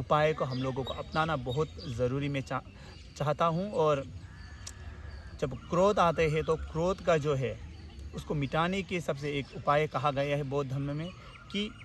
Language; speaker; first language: Hindi; non-native, local second language; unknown